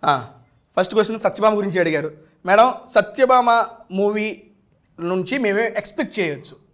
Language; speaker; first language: Telugu; native; Telugu